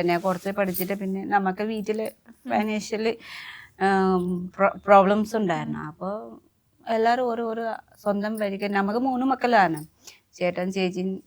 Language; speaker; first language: Malayalam; non-native, fluent; Nepali